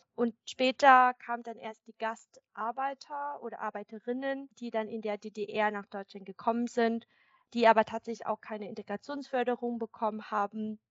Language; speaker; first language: German; early bilingual, other home language; Vietnamese